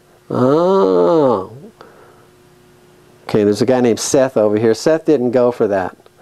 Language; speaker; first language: English; native; English